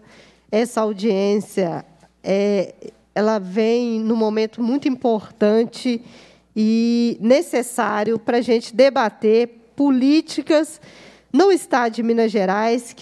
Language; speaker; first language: Portuguese; native; Portuguese